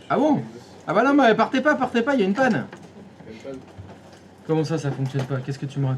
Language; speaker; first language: French; native; French